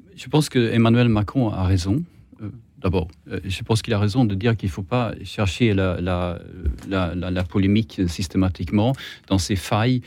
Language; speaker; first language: French; non-native, fluent; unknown